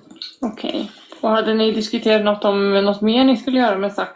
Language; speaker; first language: Swedish; native; Swedish